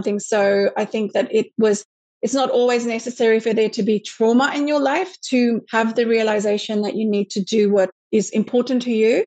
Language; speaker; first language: English; native; English